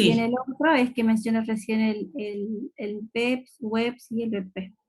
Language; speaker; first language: Spanish; native; Spanish